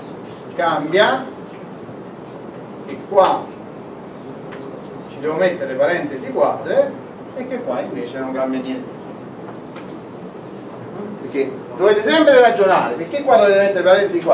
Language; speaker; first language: Italian; native; Italian